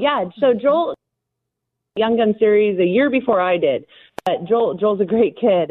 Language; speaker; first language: English; native; English